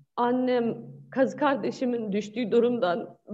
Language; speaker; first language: Turkish; non-native, fluent; Chinese